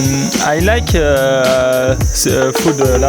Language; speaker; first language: English; non-native, learner; French